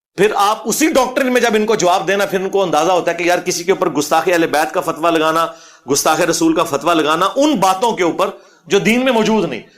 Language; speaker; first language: Urdu; non-native, local second language; Punjabi